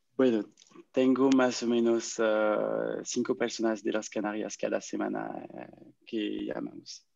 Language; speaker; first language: Spanish; non-native, learner; French